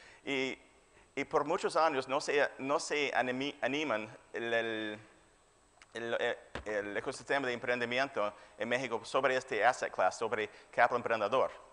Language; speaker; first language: Spanish; non-native, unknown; English